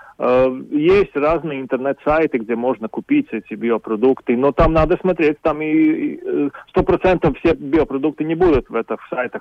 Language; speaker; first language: Russian; non-native, local second language; Latvian